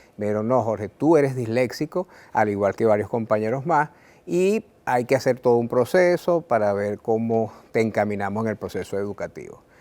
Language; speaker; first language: Spanish; native; Spanish